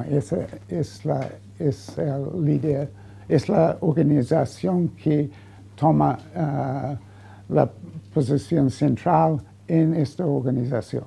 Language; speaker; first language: Spanish; non-native, fluent; English